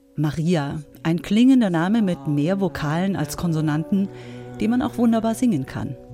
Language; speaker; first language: German; native; German